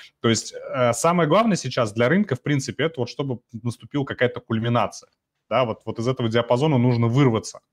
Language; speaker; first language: Russian; native; Russian